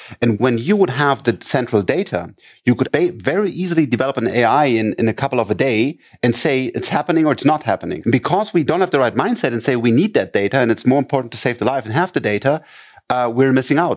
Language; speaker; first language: English; non-native, fluent; German